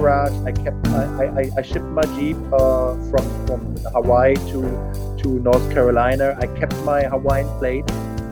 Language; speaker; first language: English; non-native, fluent; German